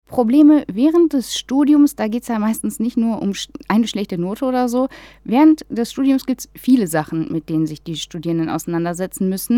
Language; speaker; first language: German; native; German